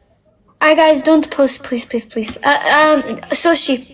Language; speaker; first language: English; non-native, fluent; Amharic